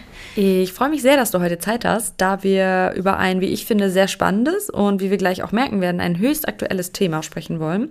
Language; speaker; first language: German; native; German